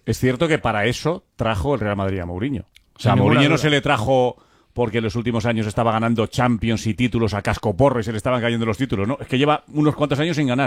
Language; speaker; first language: Spanish; native; Spanish